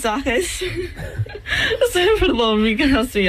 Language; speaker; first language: Spanish; non-native, learner; English